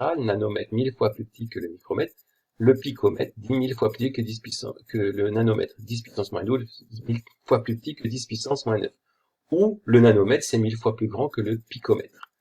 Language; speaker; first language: French; native; French